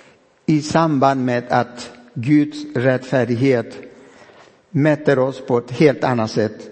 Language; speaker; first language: Swedish; non-native, fluent; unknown